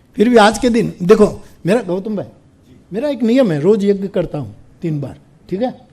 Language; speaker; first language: Hindi; non-native, local second language; Gujarati